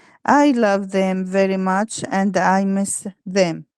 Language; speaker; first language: English; non-native, learner; Arabic